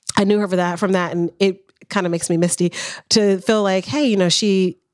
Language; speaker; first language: English; native; English